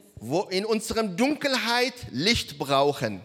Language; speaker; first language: German; non-native, learner; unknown